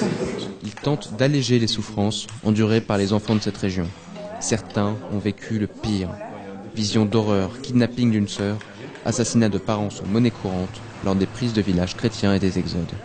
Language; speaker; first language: French; native; French